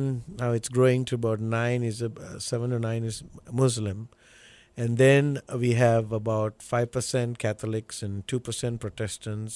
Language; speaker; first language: English; non-native, local second language; Sinhala